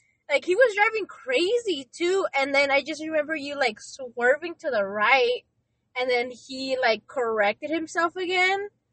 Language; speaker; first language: English; early bilingual, other home language; Spanish